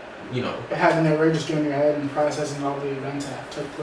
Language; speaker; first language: English; native; English